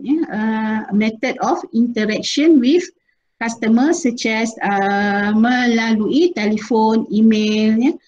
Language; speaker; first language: English; non-native, local second language; Malay